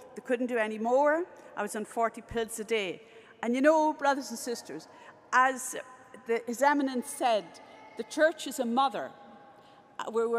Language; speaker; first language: English; native; English